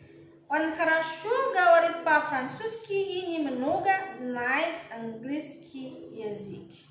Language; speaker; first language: Russian; non-native, learner; Indonesian